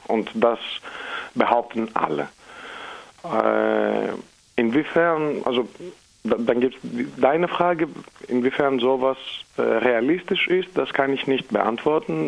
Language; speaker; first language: German; non-native, fluent; Greek